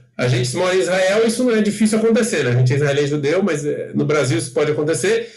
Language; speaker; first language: Portuguese; native; Portuguese